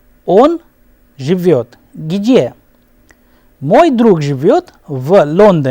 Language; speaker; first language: Russian; non-native, fluent; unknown